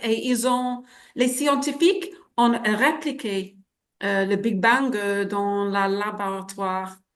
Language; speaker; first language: French; non-native, fluent; English